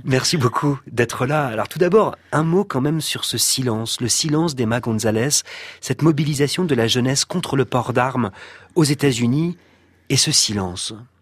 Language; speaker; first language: French; native; French